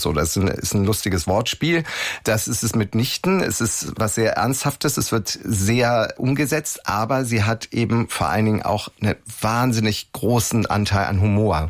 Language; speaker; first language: German; native; German